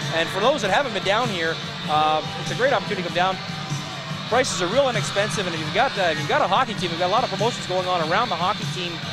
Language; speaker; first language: English; native; English